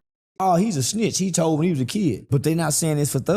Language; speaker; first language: English; native; English